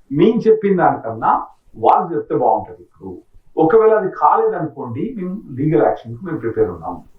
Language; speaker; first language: Telugu; native; Telugu